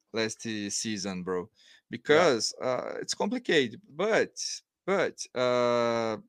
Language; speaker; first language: English; non-native, learner; Portuguese